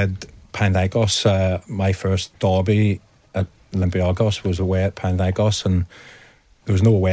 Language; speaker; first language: English; native; English